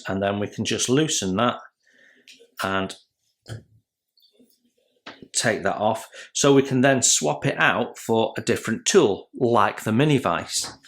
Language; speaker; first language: English; native; English